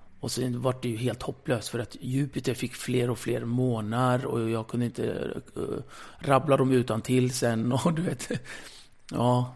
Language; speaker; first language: Swedish; early bilingual, other home language; Kurdish